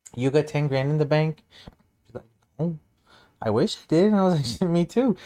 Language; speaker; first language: English; early bilingual, other home language; Spanish